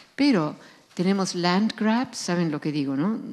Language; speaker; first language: Spanish; non-native, fluent; Dutch